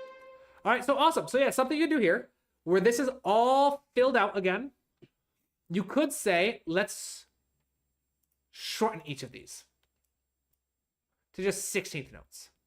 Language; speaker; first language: English; native; English